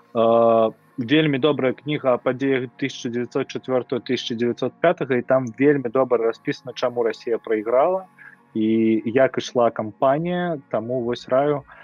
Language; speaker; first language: Belarusian; non-native, local second language; Russian